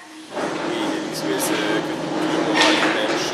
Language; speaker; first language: French; non-native, fluent; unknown